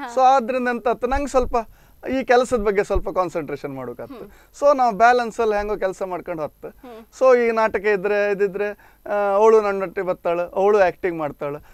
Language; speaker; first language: Kannada; non-native, local second language; Konkani